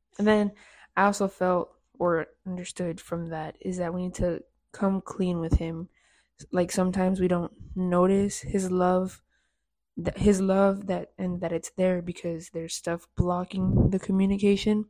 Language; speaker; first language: English; early bilingual, other home language; Spanish